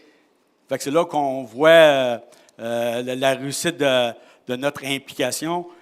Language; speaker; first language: French; native; French